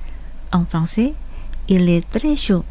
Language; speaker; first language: French; non-native, fluent; Indonesian